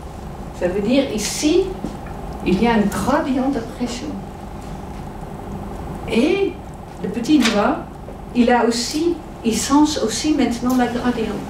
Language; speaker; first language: French; non-native, fluent; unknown